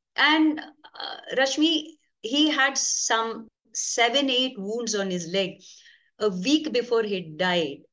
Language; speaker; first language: English; non-native, local second language; Konkani